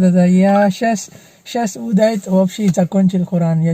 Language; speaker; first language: Russian; non-native, learner; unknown